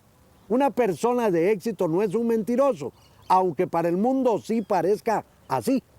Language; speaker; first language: Spanish; native; Spanish